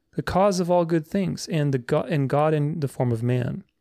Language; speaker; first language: English; non-native, fluent; Romanian